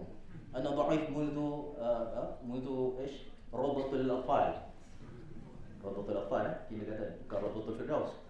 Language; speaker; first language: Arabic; non-native, fluent; Malay